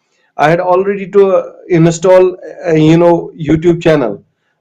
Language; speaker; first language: English; non-native, local second language; Kashmiri